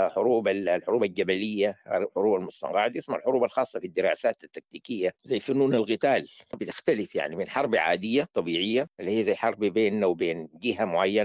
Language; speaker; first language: Arabic; native; Arabic